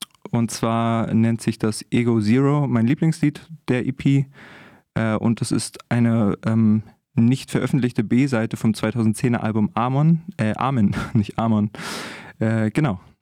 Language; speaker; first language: German; native; German